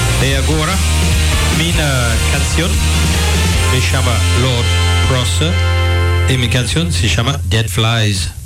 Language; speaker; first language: Portuguese; non-native, learner; English